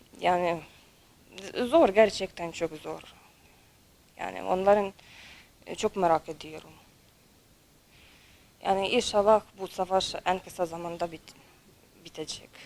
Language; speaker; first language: Turkish; non-native, fluent; Ukrainian